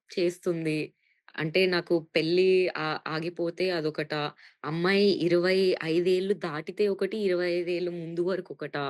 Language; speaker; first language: Telugu; native; Telugu